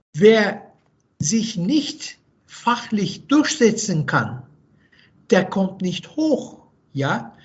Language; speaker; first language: German; non-native, fluent; Turkish